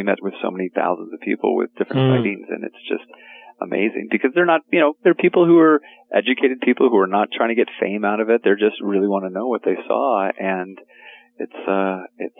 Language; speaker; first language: English; native; English